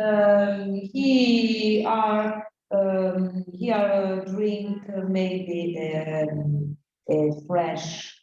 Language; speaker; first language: English; non-native, learner; Italian